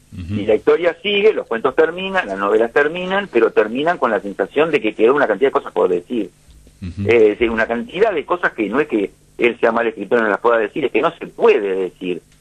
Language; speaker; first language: Spanish; native; Spanish